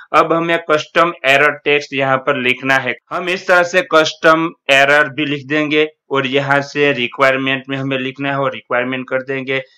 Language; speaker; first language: Hindi; non-native, local second language; Gujarati